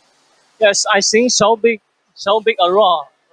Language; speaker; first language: English; non-native, fluent; Chinese